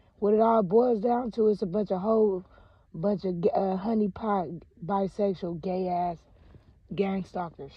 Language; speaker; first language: English; native; English